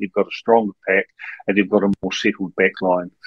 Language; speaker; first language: English; native; English